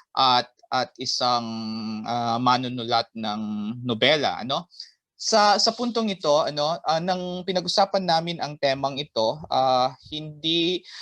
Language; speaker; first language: Filipino; non-native, local second language; Bikol